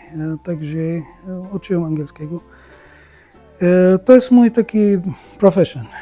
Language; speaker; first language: Polish; non-native, learner; Arabic